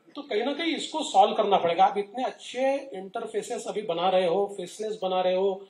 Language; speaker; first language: Hindi; non-native, local second language; Marathi